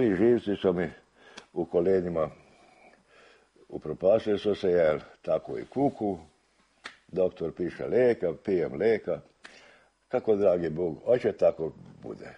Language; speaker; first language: Serbian; early bilingual, heritage; Croatian